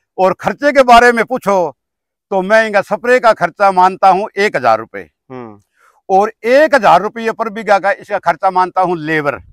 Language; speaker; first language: Hindi; native; Hindi